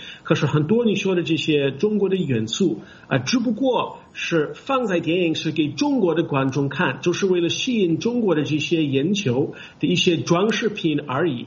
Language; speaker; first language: Chinese; non-native, fluent; English